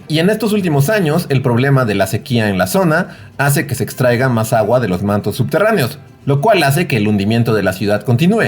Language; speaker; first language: Spanish; native; Spanish